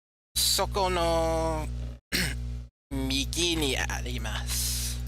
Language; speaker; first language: Japanese; non-native, learner; English